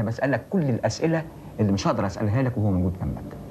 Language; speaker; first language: Arabic; native; Arabic